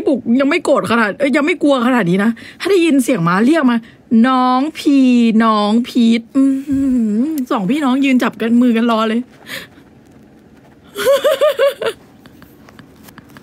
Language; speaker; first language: Thai; native; Thai